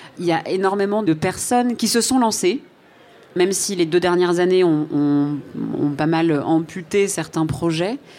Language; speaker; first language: French; native; French